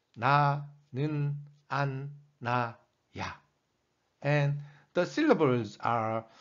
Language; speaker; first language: English; non-native, fluent; Korean